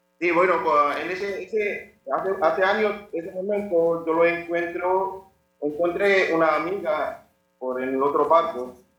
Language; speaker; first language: Spanish; non-native, learner; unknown